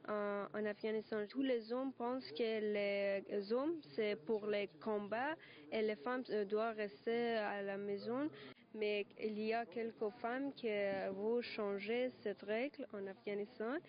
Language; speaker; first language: French; non-native, learner; Persian